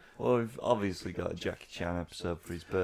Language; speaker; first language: English; native; English